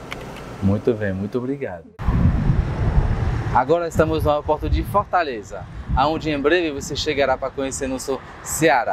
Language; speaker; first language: Portuguese; non-native, fluent; French